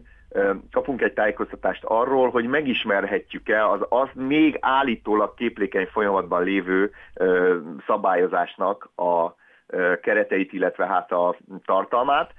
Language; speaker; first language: Hungarian; native; Hungarian